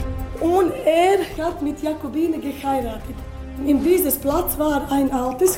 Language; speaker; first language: German; non-native, learner; Latvian